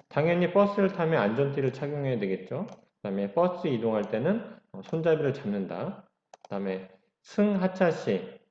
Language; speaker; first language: Korean; native; Korean